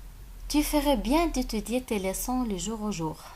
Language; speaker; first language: French; non-native, fluent; Arabic